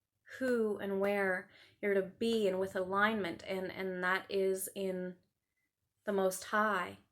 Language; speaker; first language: English; native; English